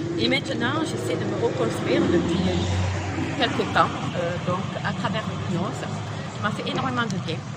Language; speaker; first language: French; native; French